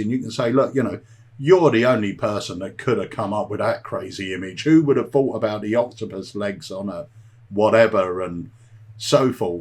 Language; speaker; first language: English; native; English